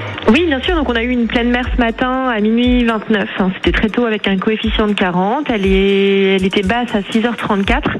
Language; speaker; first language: French; native; French